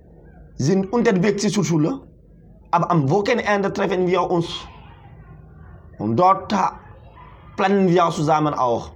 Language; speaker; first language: German; non-native, fluent; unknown